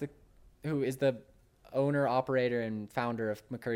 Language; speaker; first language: English; early bilingual, other home language; Spanish